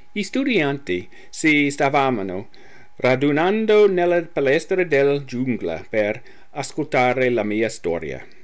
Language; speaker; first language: Italian; non-native, learner; English